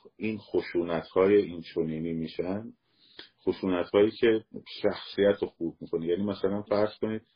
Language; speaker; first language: Persian; native; Persian